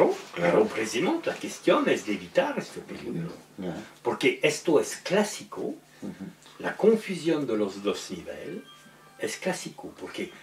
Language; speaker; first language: Spanish; non-native, learner; French